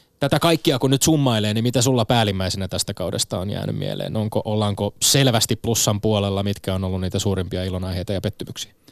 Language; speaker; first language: Finnish; native; Finnish